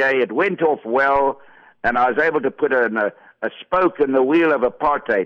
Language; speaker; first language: English; native; English